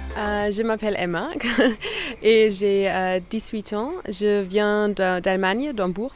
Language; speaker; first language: French; non-native, learner; German